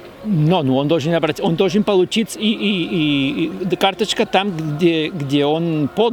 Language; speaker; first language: Russian; native; Russian